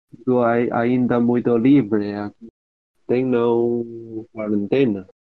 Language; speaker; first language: Portuguese; non-native, learner; Cantonese